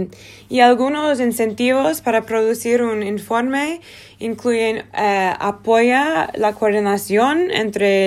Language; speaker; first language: Spanish; non-native, learner; Portuguese